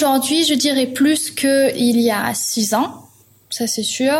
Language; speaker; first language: French; non-native, fluent; German